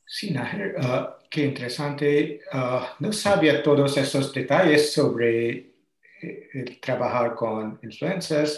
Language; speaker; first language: Spanish; non-native, learner; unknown